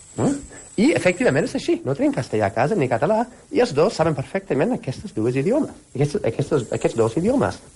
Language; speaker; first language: Catalan; non-native, fluent; English